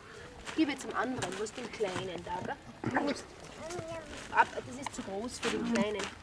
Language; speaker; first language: German; non-native, learner; Portuguese